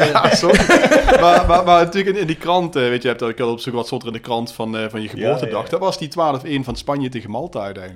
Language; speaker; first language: Dutch; native; Dutch